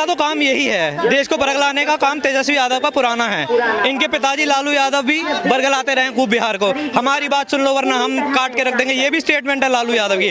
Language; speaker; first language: Hindi; native; Hindi